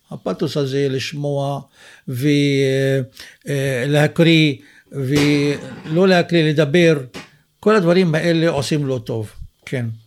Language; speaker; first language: Hebrew; non-native, local second language; Arabic